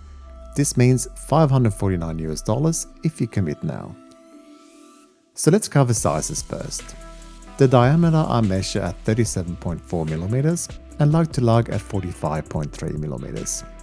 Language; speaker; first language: English; native; English